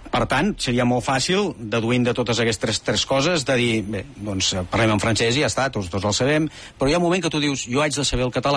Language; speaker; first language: Catalan; native; Catalan